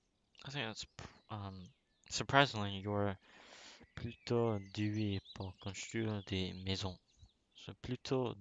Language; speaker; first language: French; non-native, learner; English